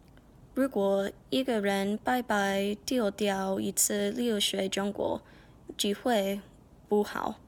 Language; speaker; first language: Chinese; non-native, learner; English